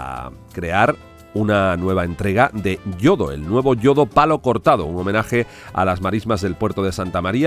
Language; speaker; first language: Spanish; native; Spanish